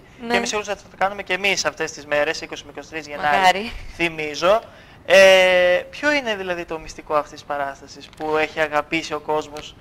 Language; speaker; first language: Greek; native; Greek